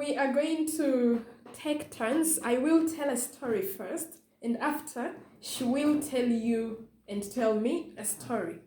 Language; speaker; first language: English; non-native, fluent; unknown